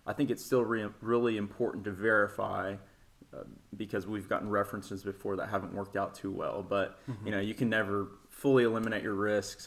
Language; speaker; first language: English; native; English